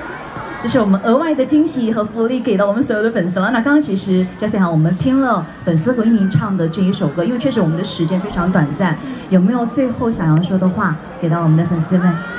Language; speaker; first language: Chinese; native; Chinese